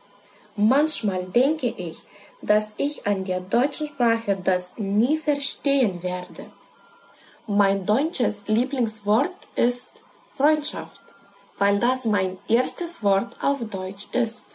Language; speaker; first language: German; non-native, learner; Lithuanian